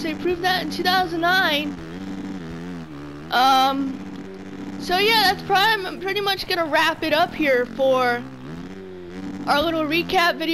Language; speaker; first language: English; native; English